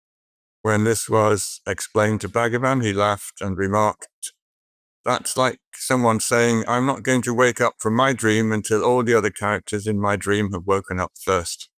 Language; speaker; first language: English; native; English